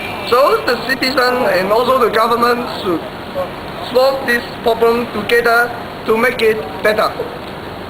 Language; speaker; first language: English; non-native, learner; Cantonese